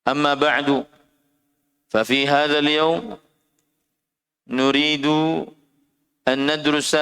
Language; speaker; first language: Arabic; non-native, fluent; Indonesian